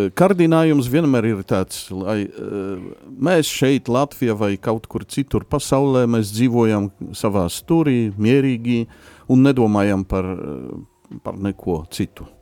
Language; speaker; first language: Latvian; non-native, fluent; Polish